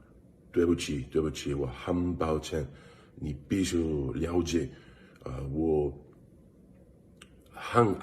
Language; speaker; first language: Chinese; non-native, learner; English